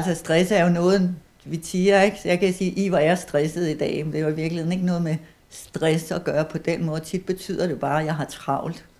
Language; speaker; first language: Danish; native; Danish